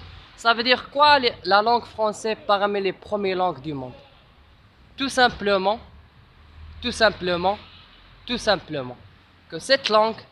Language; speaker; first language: French; non-native, local second language; Arabic